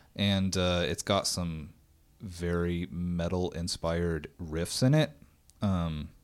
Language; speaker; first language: English; native; English